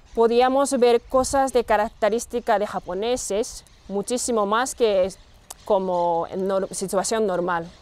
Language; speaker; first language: Spanish; non-native, learner; Japanese